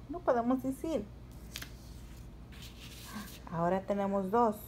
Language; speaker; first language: Spanish; early bilingual, heritage; Spanish